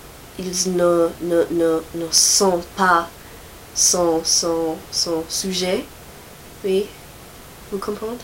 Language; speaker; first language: French; non-native, learner; English